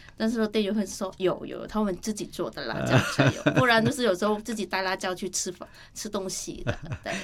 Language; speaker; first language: Chinese; non-native, fluent; Vietnamese